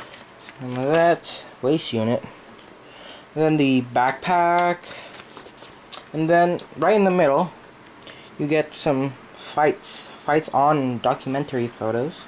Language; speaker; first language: English; native; English